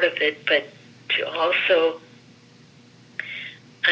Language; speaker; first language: English; early bilingual, other home language; Greek